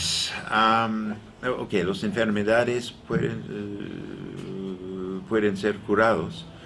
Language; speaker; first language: Spanish; non-native, learner; English